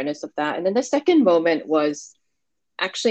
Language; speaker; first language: English; non-native, local second language; Cantonese